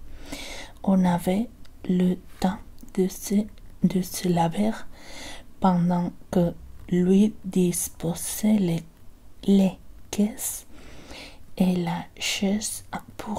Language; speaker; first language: French; non-native, learner; Spanish